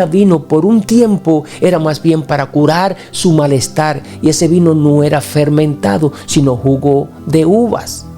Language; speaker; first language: Spanish; native; Spanish